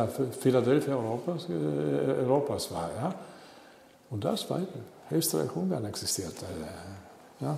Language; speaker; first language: German; non-native, learner; Italian